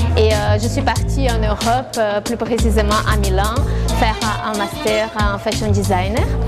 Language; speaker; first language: French; non-native, fluent; Portuguese